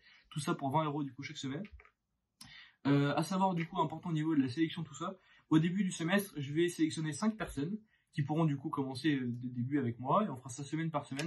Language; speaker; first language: French; native; French